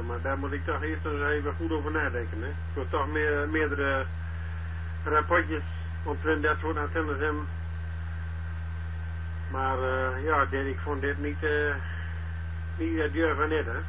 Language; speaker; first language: Dutch; native; Dutch